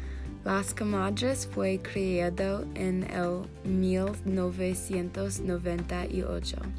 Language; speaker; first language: Spanish; non-native, learner; English